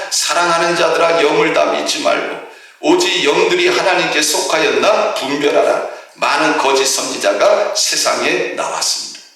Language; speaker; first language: Korean; native; Korean